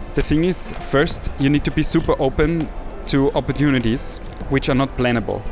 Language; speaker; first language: English; non-native, fluent; German